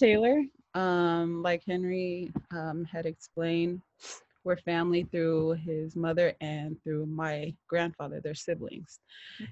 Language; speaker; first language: English; native; English